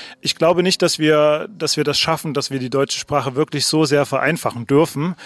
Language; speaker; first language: German; native; German